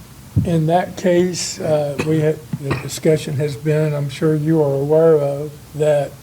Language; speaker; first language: English; native; English